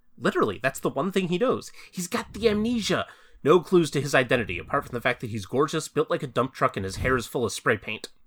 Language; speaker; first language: English; native; English